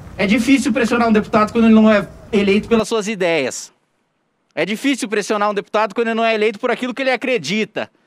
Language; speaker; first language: Portuguese; native; Portuguese